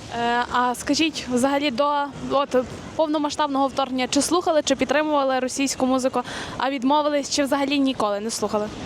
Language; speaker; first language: Ukrainian; native; Ukrainian